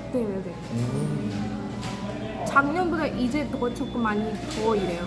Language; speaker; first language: Korean; non-native, learner; Hindi